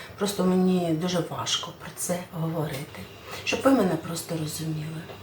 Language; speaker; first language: Ukrainian; non-native, local second language; Russian